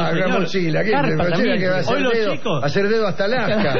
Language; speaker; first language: Spanish; native; Spanish